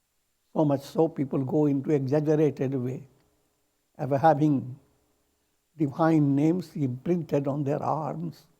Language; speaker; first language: English; non-native, local second language; Hindi